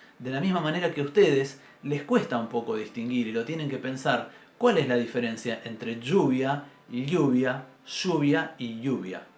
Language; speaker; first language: Spanish; native; Spanish